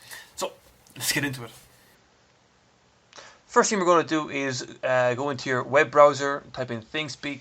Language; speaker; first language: English; native; English